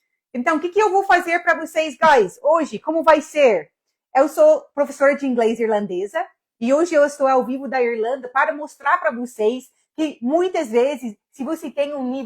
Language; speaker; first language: Portuguese; non-native, fluent; English